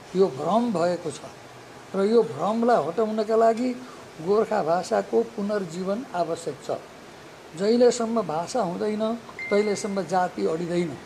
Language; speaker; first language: Nepali; native; Nepali